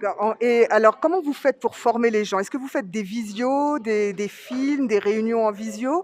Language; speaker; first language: French; native; French